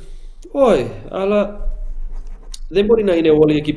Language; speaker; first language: Greek; non-native, learner; Portuguese